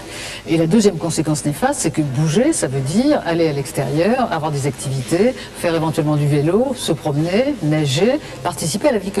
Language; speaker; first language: French; native; French